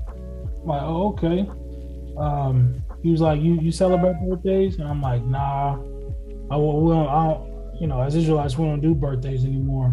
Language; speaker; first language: English; native; English